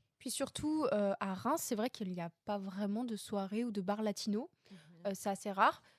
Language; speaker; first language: French; native; French